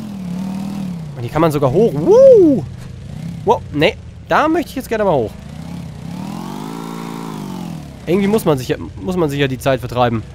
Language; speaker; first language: German; native; German